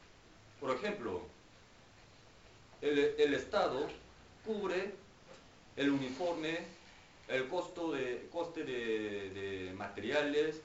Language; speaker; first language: Spanish; non-native, fluent; Korean